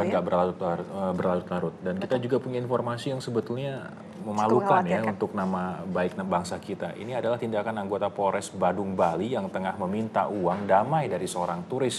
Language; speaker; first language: Indonesian; native; Indonesian